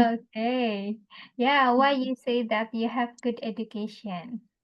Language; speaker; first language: English; non-native, fluent; Indonesian